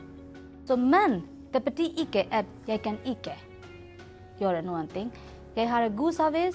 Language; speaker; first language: Norwegian; non-native, learner; Burmese